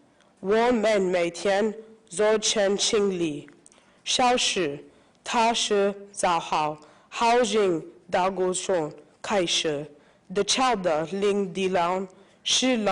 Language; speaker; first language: Chinese; non-native, learner; English